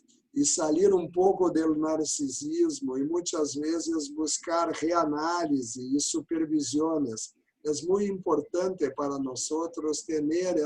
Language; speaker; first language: Spanish; non-native, learner; Portuguese